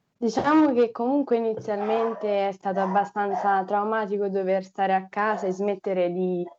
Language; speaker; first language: Italian; native; Italian